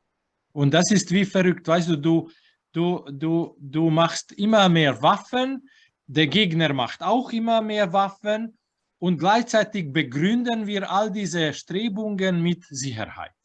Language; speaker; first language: German; non-native, fluent; Croatian